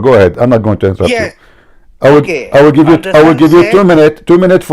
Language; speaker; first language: English; non-native, fluent; Arabic